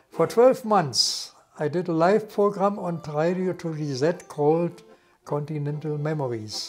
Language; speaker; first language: English; non-native, fluent; German